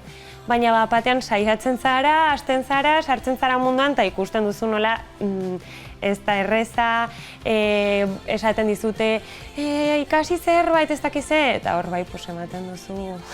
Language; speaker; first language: Basque; non-native, local second language; Spanish